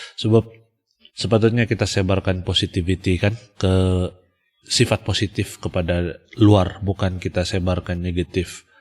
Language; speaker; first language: Malay; native; Malay